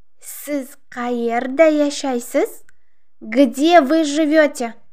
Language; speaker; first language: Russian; non-native, local second language; Uzbek